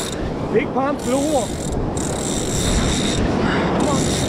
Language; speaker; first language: English; native; English